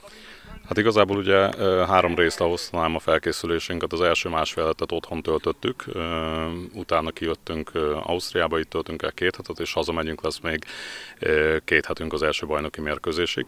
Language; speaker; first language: Hungarian; native; Hungarian